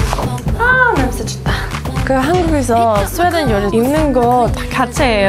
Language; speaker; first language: Korean; early bilingual, heritage; Swedish